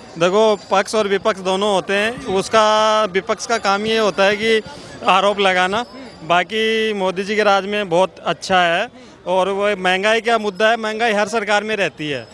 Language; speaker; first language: Hindi; native; Hindi